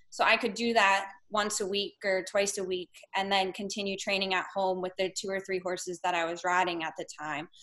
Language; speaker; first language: English; native; English